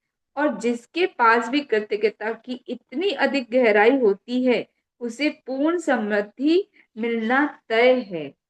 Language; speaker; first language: Hindi; native; Hindi